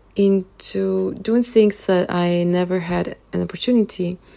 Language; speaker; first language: English; non-native, fluent; Russian